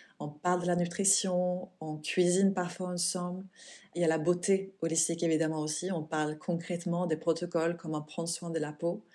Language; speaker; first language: French; non-native, fluent; Swedish